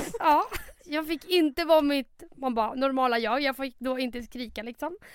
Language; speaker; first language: Swedish; early bilingual, other home language; Spanish